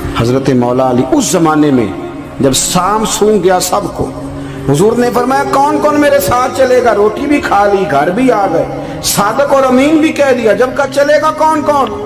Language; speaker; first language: Urdu; non-native, local second language; Punjabi